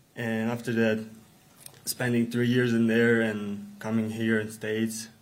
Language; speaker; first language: English; non-native, fluent; Russian